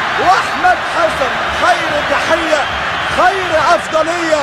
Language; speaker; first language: Arabic; native; Arabic